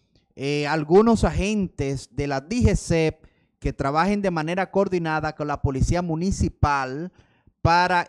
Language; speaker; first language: Spanish; native; Spanish